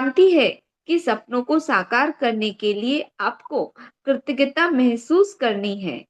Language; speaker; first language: Hindi; native; Hindi